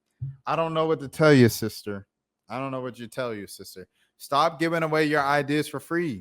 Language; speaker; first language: English; native; English